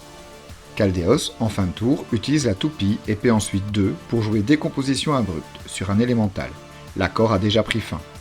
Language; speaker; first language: French; native; French